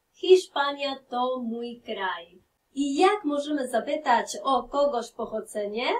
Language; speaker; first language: Polish; non-native, fluent; Spanish